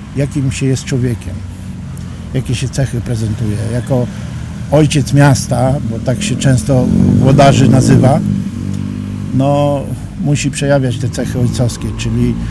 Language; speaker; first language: Polish; native; Polish